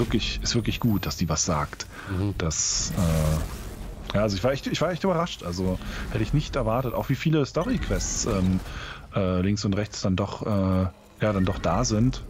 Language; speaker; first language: German; native; German